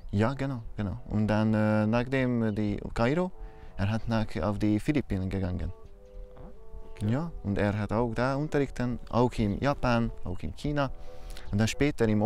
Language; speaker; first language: German; non-native, learner; Hungarian